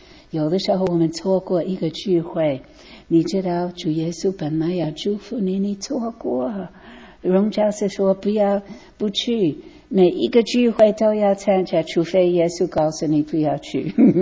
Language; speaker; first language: Chinese; non-native, fluent; English